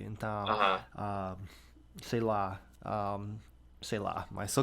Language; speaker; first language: Portuguese; non-native, fluent; English